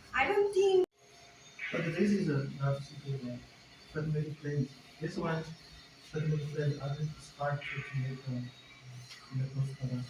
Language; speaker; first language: English; non-native, learner; Bangla